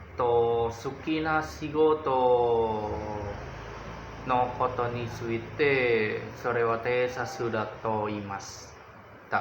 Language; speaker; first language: Japanese; non-native, learner; Indonesian